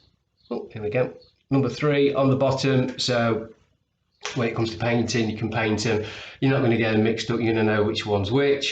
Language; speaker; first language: English; native; English